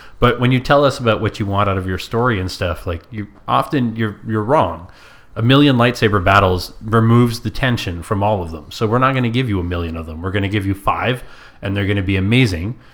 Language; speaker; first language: English; non-native, local second language; French